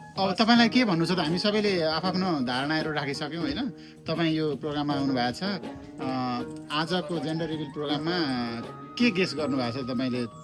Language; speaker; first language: Nepali; native; Nepali